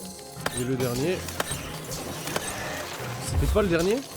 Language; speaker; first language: French; native; French